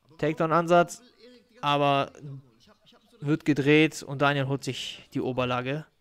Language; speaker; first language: German; native; German